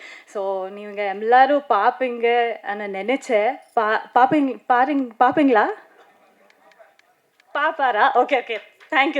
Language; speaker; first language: Tamil; non-native, fluent; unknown